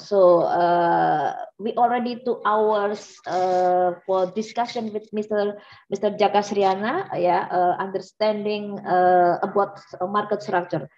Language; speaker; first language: English; non-native, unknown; Indonesian